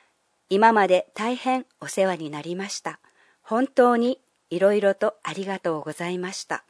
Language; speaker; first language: Japanese; non-native, fluent; English